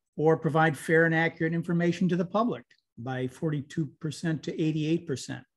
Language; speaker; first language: English; native; English